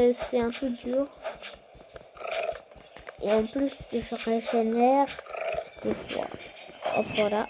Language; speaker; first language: French; non-native, fluent; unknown